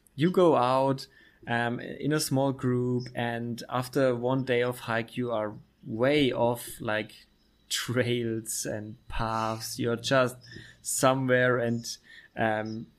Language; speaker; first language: English; non-native, fluent; German